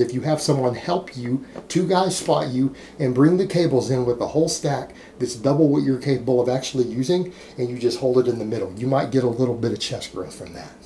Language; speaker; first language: English; native; English